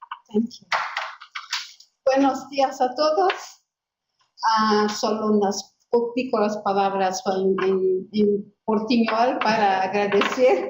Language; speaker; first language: Spanish; non-native, learner; Portuguese